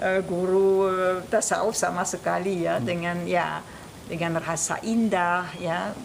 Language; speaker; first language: Indonesian; non-native, fluent; French